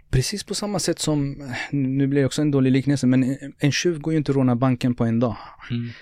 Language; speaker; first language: Swedish; native; Swedish